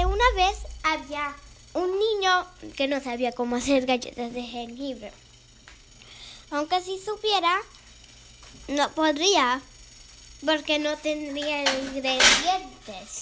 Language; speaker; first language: Spanish; early bilingual, heritage; Spanish